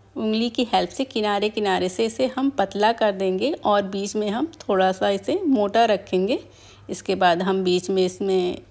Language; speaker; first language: Hindi; native; Hindi